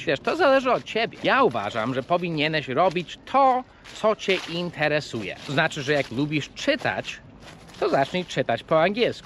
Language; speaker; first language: Polish; early bilingual, heritage; Polish